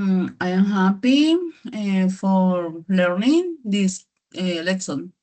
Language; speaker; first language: English; non-native, learner; Spanish